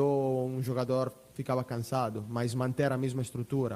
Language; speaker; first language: Portuguese; non-native, fluent; Italian